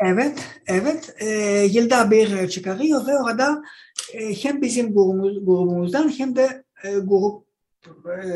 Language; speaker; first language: Turkish; non-native, learner; Greek